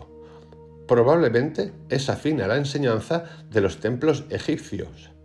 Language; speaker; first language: Spanish; native; Spanish